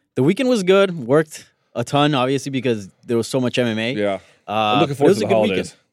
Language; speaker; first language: English; early bilingual, other home language; Spanish